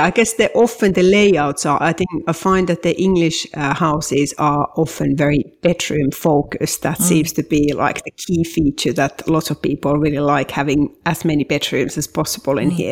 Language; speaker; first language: English; non-native, fluent; Finnish